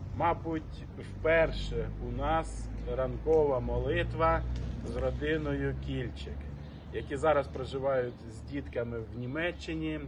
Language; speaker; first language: Ukrainian; non-native, local second language; Russian